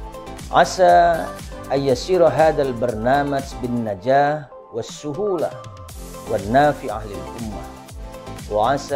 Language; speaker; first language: Arabic; non-native, fluent; Indonesian